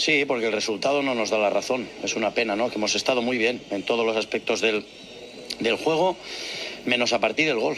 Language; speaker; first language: Spanish; native; Spanish